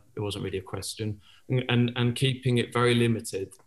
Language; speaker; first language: English; native; English